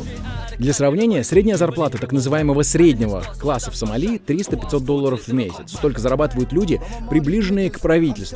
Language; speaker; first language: Russian; native; Russian